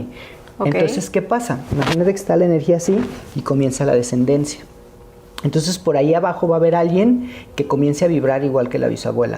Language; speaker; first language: Spanish; native; Spanish